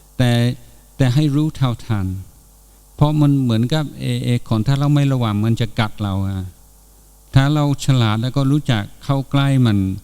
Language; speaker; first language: Thai; non-native, fluent; English